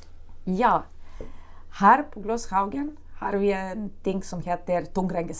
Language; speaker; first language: Norwegian; non-native, fluent; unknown